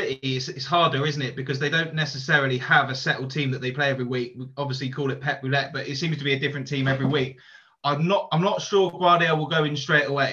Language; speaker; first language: English; native; English